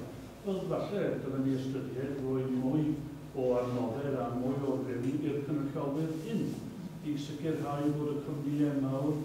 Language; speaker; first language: Welsh; native; Welsh